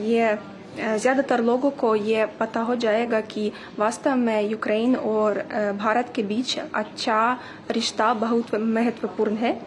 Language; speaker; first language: Hindi; non-native, fluent; Ukrainian